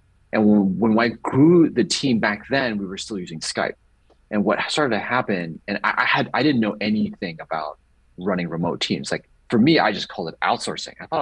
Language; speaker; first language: English; native; English